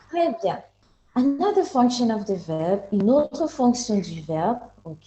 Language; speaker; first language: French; non-native, fluent; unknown